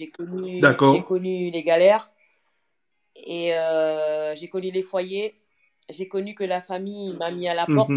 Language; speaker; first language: French; non-native, local second language; Morisyen